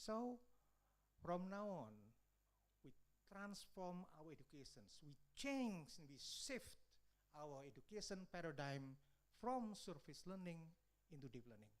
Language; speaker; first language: English; non-native, fluent; Indonesian